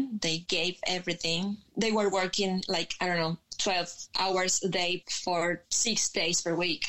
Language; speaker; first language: English; non-native, learner; Spanish